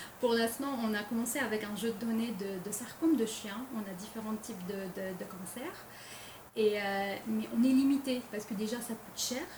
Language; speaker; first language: French; non-native, local second language; Arabic